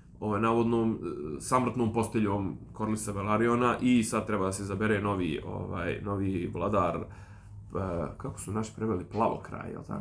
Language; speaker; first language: Serbian; native; Serbian